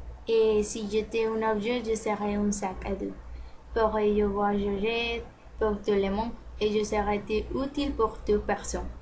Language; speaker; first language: French; non-native, learner; Spanish